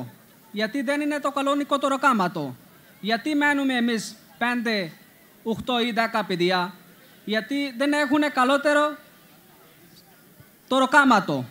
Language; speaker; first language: Greek; non-native, learner; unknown